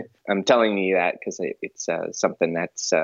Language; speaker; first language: English; native; English